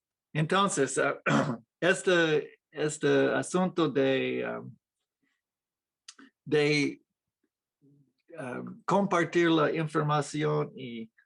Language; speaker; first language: Spanish; non-native, fluent; English